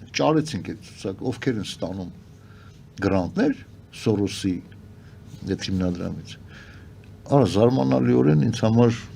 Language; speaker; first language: Armenian; native; Armenian